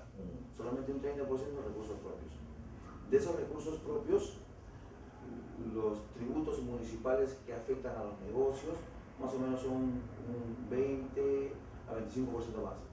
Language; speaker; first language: Spanish; native; Spanish